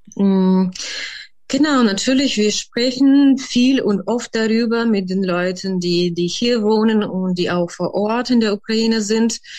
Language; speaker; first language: German; non-native, fluent; Ukrainian